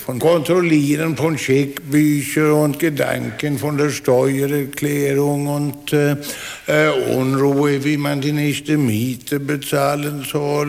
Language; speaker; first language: German; non-native, fluent; Swedish